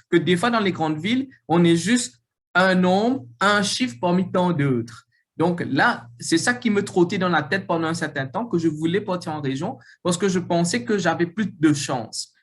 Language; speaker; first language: French; non-native, local second language; Morisyen